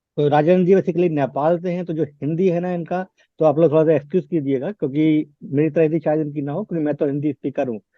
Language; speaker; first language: Hindi; native; Hindi